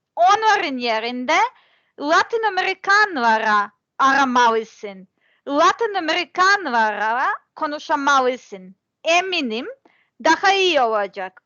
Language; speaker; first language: Turkish; non-native, learner; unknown